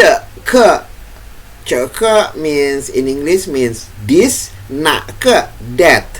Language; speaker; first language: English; non-native, fluent; Indonesian